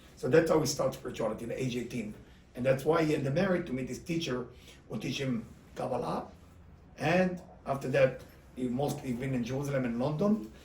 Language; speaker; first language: English; non-native, fluent; Hebrew